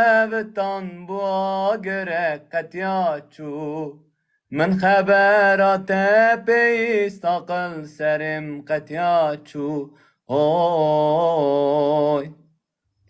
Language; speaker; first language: Turkish; native; Turkish